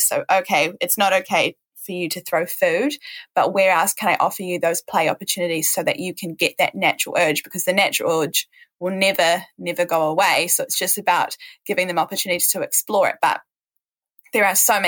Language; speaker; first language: English; native; English